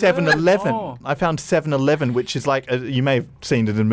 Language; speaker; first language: English; native; English